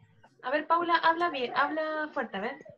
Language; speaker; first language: Spanish; native; Spanish